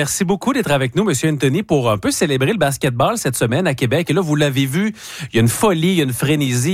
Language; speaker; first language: French; native; French